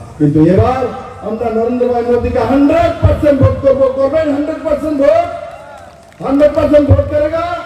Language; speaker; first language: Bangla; native; Bangla